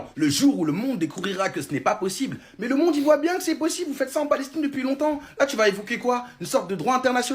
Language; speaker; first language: French; native; French